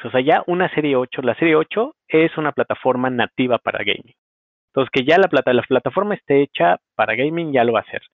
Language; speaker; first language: Spanish; native; Spanish